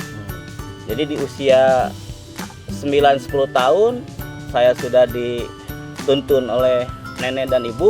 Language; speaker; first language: Indonesian; non-native, local second language; Sundanese